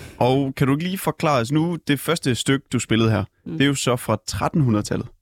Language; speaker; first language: Danish; native; Danish